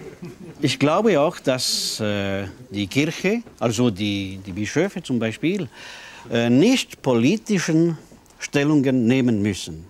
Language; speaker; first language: German; non-native, local second language; French